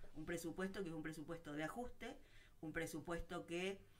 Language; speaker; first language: Spanish; native; Spanish